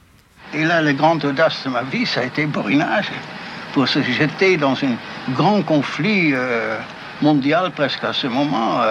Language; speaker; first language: French; non-native, fluent; Dutch